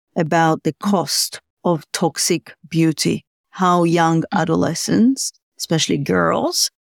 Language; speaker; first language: English; non-native, fluent; Hebrew